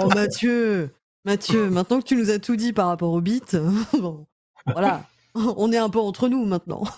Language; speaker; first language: French; native; French